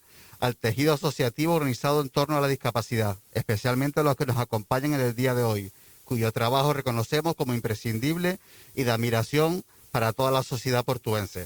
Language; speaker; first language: Spanish; native; Spanish